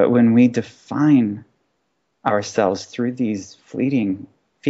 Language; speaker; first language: English; non-native, fluent; Hebrew